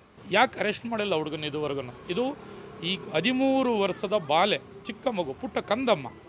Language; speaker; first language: Kannada; native; Kannada